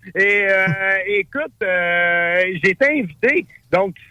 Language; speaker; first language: French; native; French